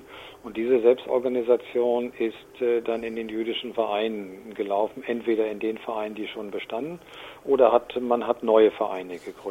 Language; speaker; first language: German; native; German